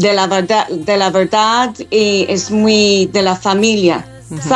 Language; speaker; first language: Spanish; non-native, fluent; English